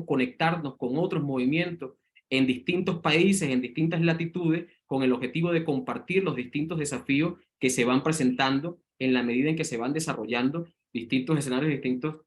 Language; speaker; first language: Spanish; native; Spanish